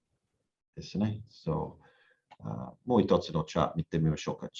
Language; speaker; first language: Japanese; non-native, learner; English